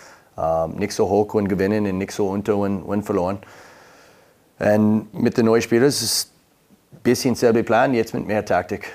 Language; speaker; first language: German; non-native, learner; English